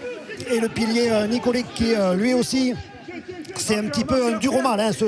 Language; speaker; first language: French; native; French